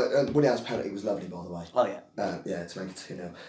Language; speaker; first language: English; native; English